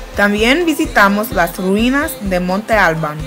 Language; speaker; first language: Spanish; non-native, learner; English